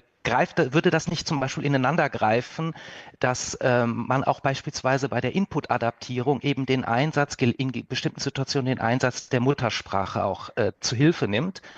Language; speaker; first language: German; native; German